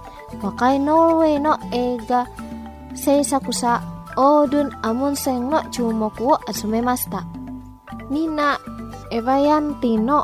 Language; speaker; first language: Japanese; non-native, fluent; Indonesian